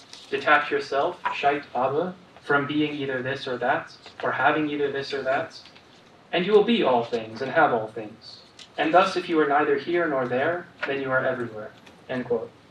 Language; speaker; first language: English; native; English